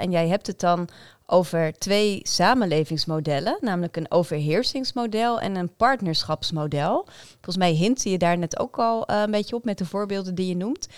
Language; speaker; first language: Dutch; native; Dutch